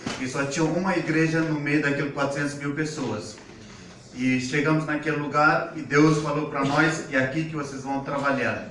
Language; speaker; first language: Portuguese; non-native, fluent; Hindi